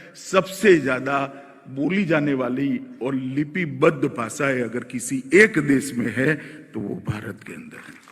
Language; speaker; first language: Hindi; non-native, local second language; Gujarati